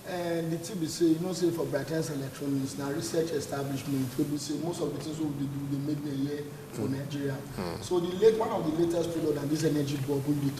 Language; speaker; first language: English; non-native, local second language; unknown